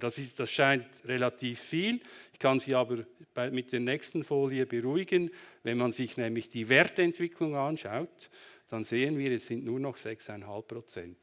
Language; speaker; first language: German; native; German